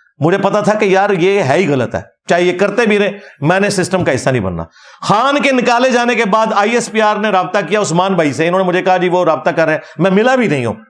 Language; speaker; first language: Urdu; non-native, local second language; Punjabi